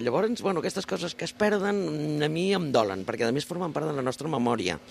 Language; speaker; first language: Catalan; native; Catalan